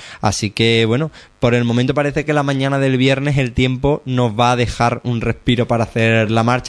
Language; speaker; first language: Spanish; native; Spanish